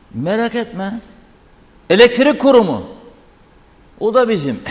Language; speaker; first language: Turkish; native; Turkish